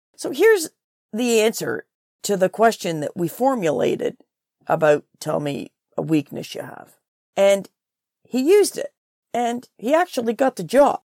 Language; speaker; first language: English; native; English